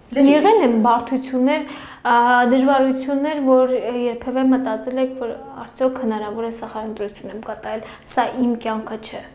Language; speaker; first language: Armenian; native; Armenian